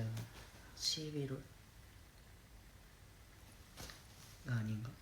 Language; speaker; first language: Korean; non-native, fluent; Japanese